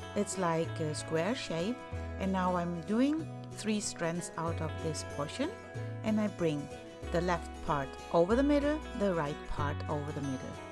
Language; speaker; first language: English; non-native, fluent; German